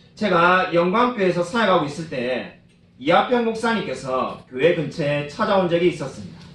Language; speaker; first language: Korean; native; Korean